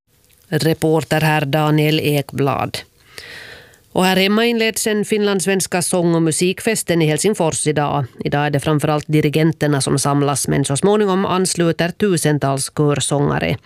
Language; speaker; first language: Swedish; native; Swedish